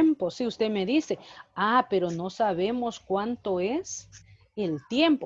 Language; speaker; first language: Spanish; native; Spanish